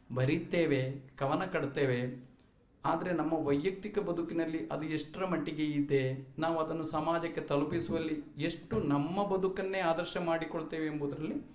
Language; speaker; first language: Kannada; non-native, local second language; Malayalam